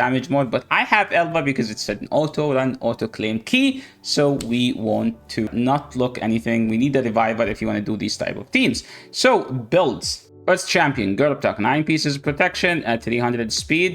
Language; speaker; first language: English; non-native, fluent; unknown